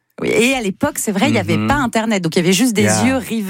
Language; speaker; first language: French; native; French